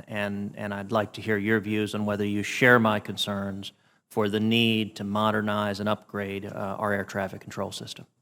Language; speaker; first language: English; native; English